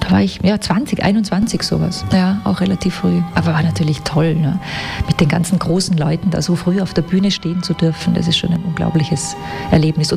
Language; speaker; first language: German; native; German